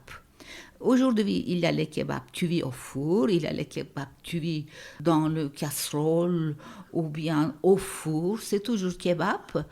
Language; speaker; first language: French; non-native, fluent; Turkish